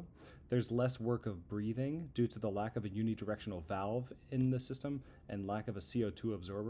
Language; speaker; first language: English; native; English